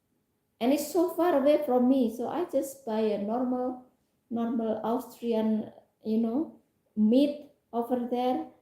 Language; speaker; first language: English; non-native, fluent; Indonesian